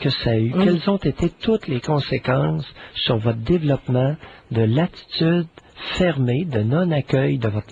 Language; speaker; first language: French; native; French